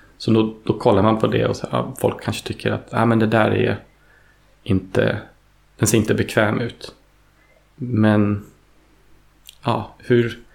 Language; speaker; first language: Swedish; early bilingual, heritage; Swedish